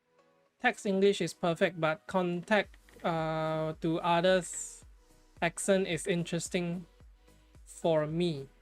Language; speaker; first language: English; non-native, fluent; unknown